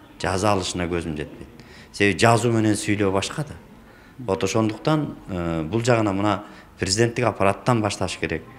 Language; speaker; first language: Kyrgyz; native; Kyrgyz